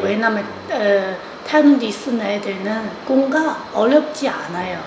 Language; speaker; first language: Korean; non-native, learner; Chinese